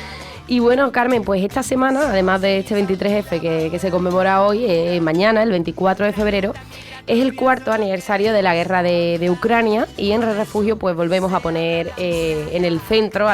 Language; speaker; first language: Spanish; native; Spanish